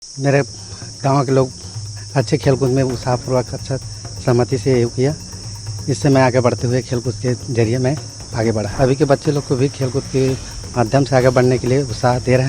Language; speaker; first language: Hindi; non-native, local second language; Chhattisgarhi